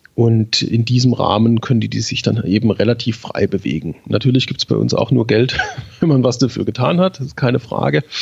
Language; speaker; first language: German; native; German